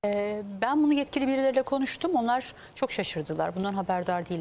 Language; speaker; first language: Turkish; native; Turkish